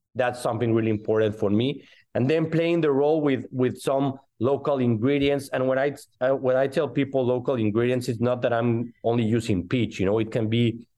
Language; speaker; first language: English; non-native, fluent; Spanish